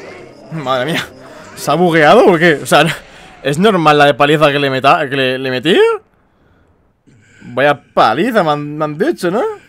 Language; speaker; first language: Spanish; native; Spanish